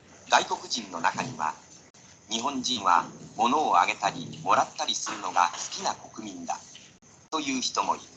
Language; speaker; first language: Japanese; non-native, learner; Indonesian